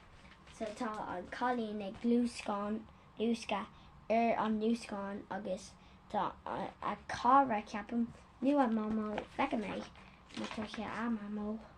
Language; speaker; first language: Irish; non-native, learner; English